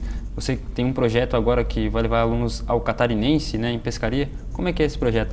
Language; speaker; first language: Portuguese; native; Portuguese